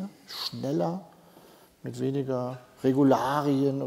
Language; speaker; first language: German; native; German